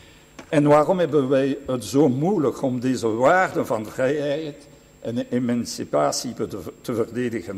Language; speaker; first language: Dutch; non-native, fluent; French